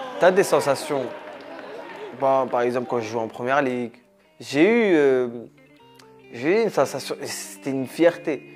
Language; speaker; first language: French; early bilingual, other home language; Arabic